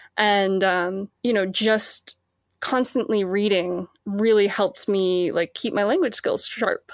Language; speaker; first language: English; native; English